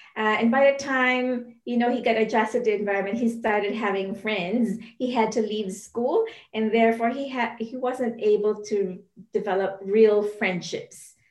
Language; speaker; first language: English; non-native, local second language; Filipino